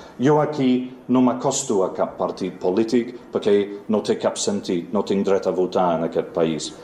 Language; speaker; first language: Catalan; non-native, fluent; English